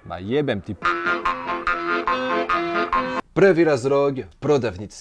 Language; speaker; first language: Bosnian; non-native, fluent; French